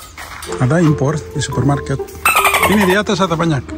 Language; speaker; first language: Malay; non-native, learner; Spanish